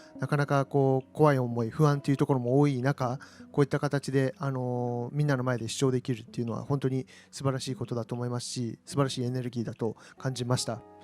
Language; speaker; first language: Japanese; native; Japanese